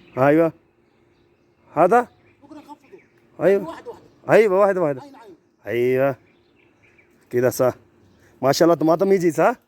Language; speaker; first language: Arabic; non-native, learner; Punjabi